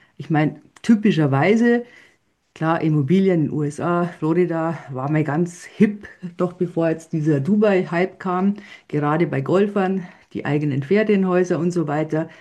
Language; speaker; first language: German; native; German